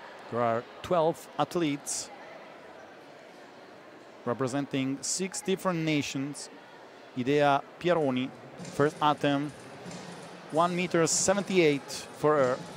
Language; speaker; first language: English; non-native, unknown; Italian